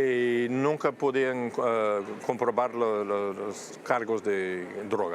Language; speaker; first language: Spanish; non-native, fluent; English